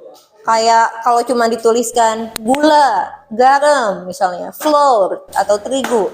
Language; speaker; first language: Indonesian; native; Indonesian